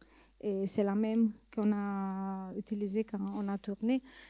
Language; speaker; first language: French; non-native, learner; Italian